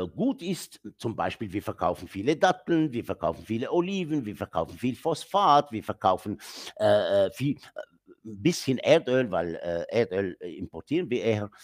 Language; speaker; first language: German; non-native, fluent; Arabic